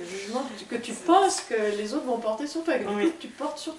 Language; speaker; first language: French; native; French